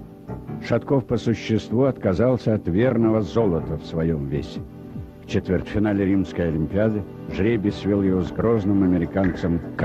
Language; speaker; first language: Russian; native; Russian